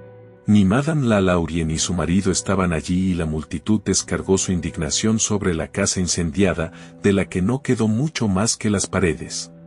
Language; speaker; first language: Spanish; native; Spanish